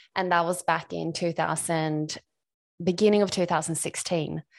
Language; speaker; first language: English; non-native, fluent; Swedish